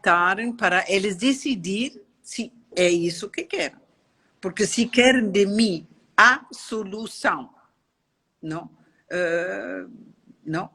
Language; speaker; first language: Portuguese; non-native, learner; German